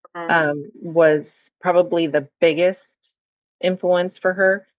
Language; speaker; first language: English; native; English